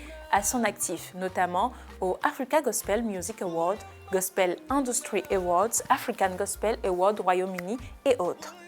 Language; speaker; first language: French; native; French